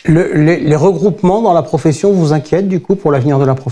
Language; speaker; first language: French; native; French